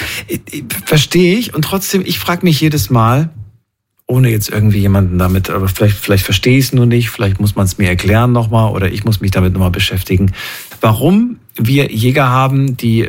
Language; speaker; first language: German; native; German